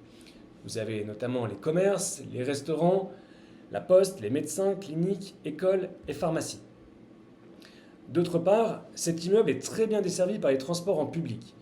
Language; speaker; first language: French; native; French